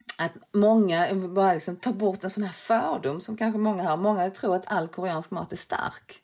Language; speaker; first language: Swedish; early bilingual, other home language; Korean